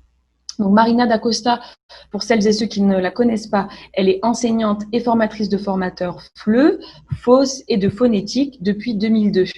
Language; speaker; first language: French; native; French